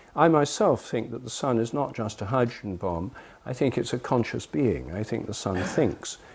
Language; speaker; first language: English; native; English